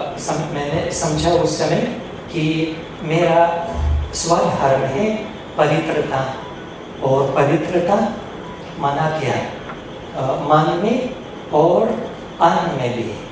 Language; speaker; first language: Hindi; non-native, fluent; Russian